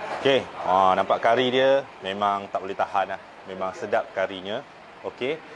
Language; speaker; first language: Malay; non-native, local second language; Min Nan Chinese